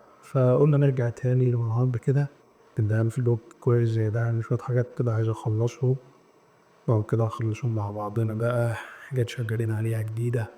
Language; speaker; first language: Arabic; native; Arabic